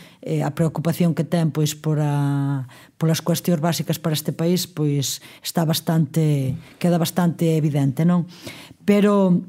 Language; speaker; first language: Galician; native; Galician